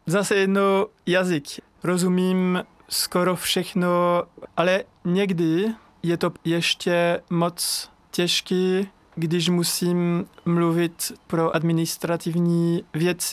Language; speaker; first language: Czech; non-native, learner; French